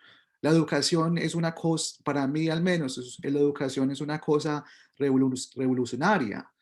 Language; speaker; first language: Spanish; early bilingual, heritage; Spanish